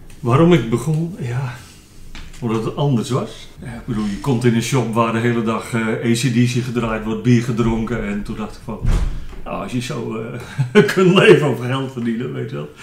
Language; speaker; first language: Dutch; non-native, local second language; Western Frisian